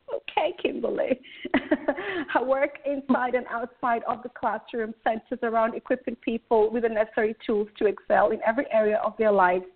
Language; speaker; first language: English; native; English